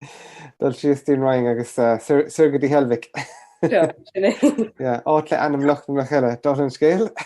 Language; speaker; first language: Irish; native; Irish